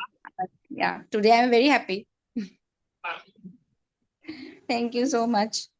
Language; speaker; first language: English; non-native, local second language; Hindi